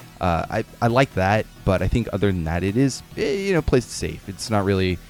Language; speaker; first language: English; native; English